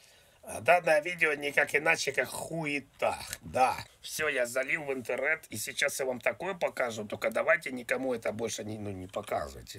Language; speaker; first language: Russian; native; Russian